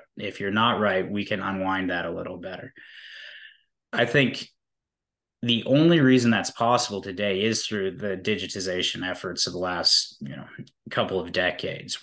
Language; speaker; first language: English; native; English